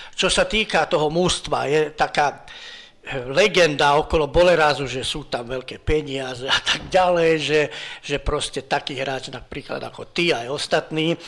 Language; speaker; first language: Slovak; non-native, local second language; Hungarian